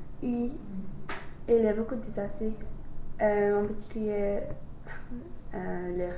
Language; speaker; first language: French; non-native, learner; English